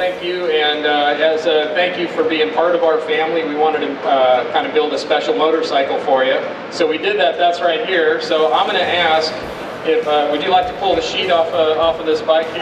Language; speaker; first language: English; native; English